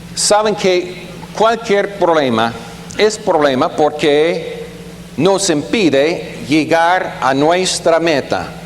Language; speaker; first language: Spanish; non-native, fluent; German